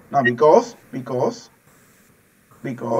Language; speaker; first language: English; non-native, fluent; Spanish